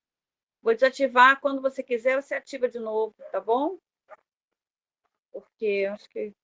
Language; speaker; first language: Portuguese; native; Portuguese